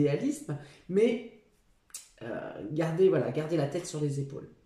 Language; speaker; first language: French; native; French